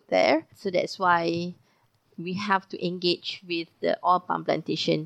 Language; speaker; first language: English; non-native, local second language; Malay